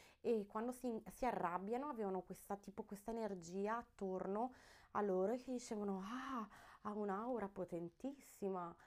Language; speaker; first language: Italian; early bilingual, heritage; Italian